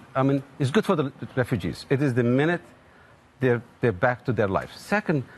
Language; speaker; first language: English; non-native, fluent; Turkish